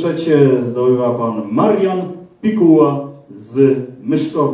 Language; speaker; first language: Polish; native; Polish